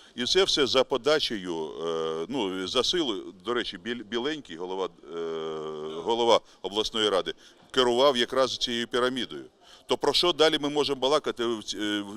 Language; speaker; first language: Ukrainian; native; Ukrainian